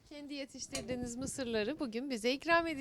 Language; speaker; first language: Turkish; native; Turkish